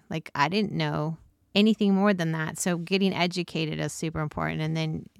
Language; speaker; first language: English; native; English